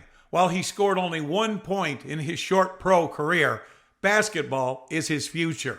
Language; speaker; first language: English; native; English